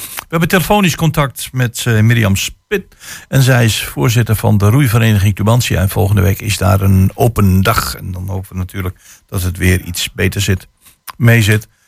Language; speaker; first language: Dutch; native; Dutch